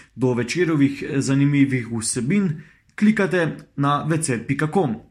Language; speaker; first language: Slovenian; native; Slovenian